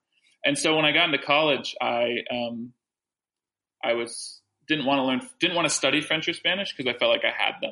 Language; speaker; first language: English; early bilingual, other home language; French